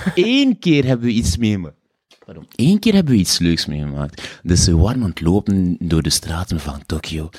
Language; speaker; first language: Dutch; native; Dutch